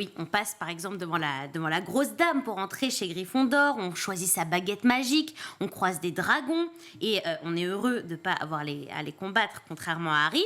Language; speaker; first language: French; native; French